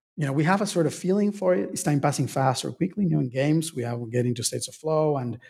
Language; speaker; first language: English; non-native, fluent; Spanish